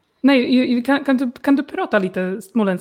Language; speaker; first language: Swedish; non-native, learner; Polish